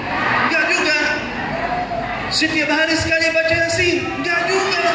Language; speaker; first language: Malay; non-native, fluent; Arabic